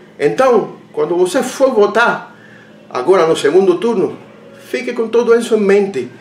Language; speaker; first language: Portuguese; non-native, fluent; Spanish